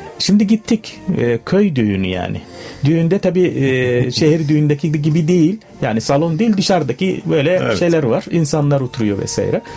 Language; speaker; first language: Turkish; non-native, fluent; Arabic